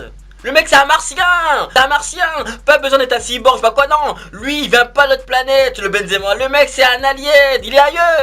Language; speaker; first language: French; native; French